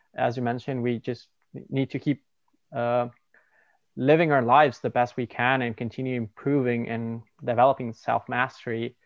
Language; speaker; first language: English; non-native, fluent; Spanish